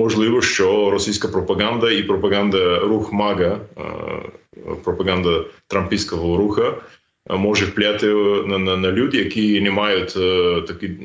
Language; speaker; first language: Ukrainian; non-native, fluent; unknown